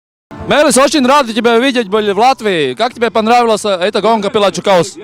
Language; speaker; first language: Russian; non-native, learner; Latvian